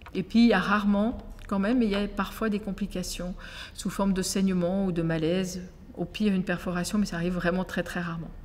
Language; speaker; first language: French; native; French